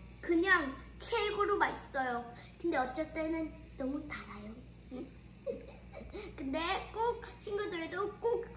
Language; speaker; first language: Korean; early bilingual, heritage; Korean